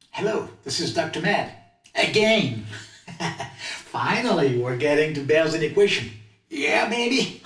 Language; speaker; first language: English; non-native, fluent; French